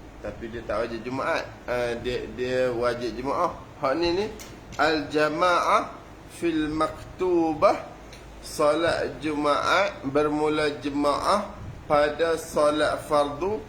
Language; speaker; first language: Malay; native; Malay